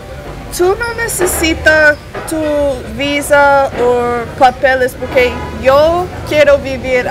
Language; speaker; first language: Spanish; non-native, learner; English